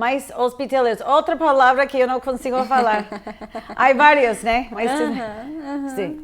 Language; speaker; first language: Portuguese; non-native, fluent; English